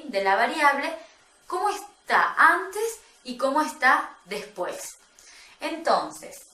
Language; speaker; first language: Spanish; native; Spanish